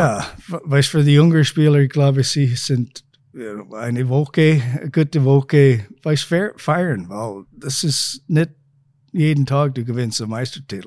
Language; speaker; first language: German; non-native, fluent; English